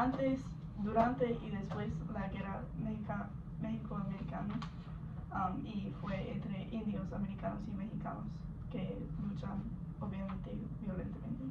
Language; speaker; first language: Spanish; non-native, learner; English